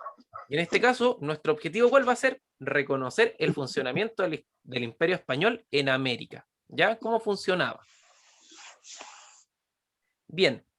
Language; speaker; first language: Spanish; native; Spanish